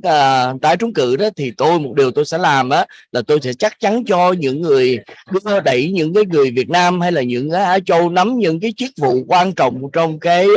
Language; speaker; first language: Vietnamese; native; Vietnamese